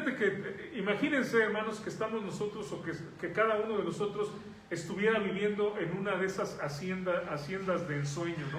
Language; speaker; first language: Spanish; native; Spanish